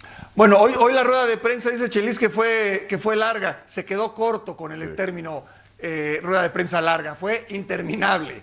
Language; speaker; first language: Spanish; native; Spanish